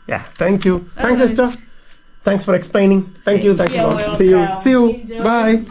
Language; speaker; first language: English; non-native, local second language; Tamil